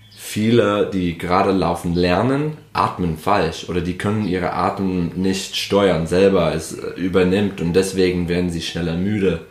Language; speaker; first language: German; non-native, fluent; English